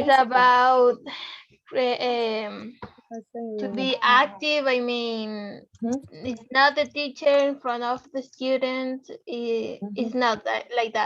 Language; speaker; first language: English; non-native, learner; Spanish